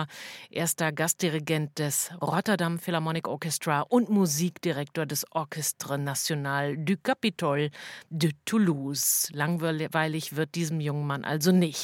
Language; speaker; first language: German; native; German